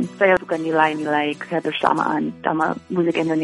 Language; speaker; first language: Indonesian; non-native, fluent; English